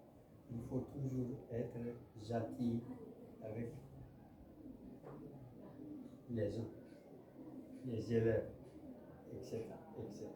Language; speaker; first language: French; non-native, local second language; Mandingo